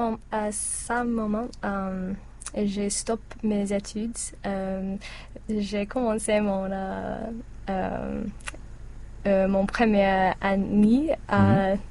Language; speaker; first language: French; non-native, learner; English